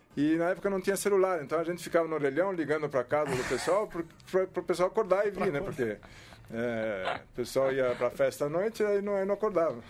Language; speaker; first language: Portuguese; non-native, fluent; German